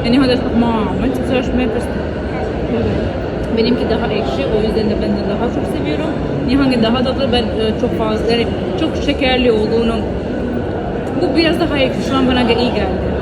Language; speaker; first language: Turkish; non-native, fluent; Albanian